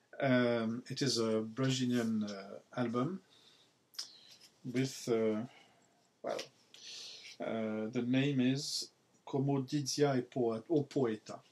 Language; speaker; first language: English; non-native, learner; French